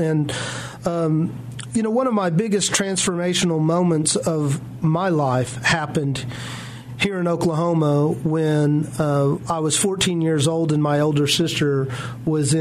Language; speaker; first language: English; native; English